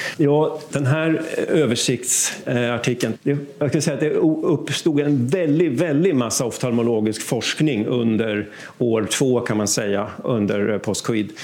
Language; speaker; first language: Swedish; native; Swedish